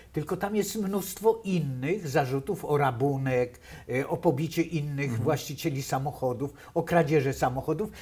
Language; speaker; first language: Polish; native; Polish